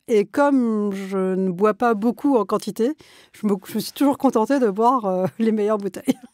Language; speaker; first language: French; early bilingual, other home language; Malayalam